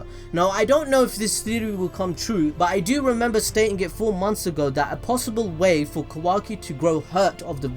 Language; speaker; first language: English; native; English